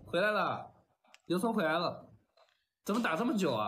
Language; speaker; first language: Chinese; native; Chinese